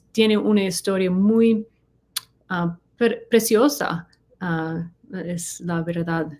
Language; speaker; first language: Spanish; non-native, learner; English